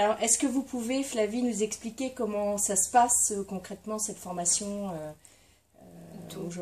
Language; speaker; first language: French; native; French